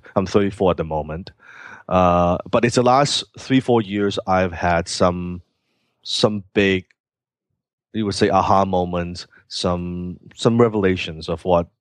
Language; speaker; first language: English; non-native, local second language; Cantonese